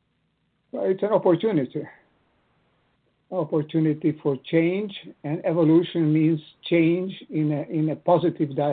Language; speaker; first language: English; non-native, fluent; Hungarian